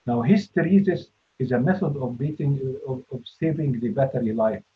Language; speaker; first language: English; non-native, fluent; Arabic